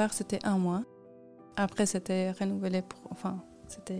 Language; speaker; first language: French; non-native, fluent; Spanish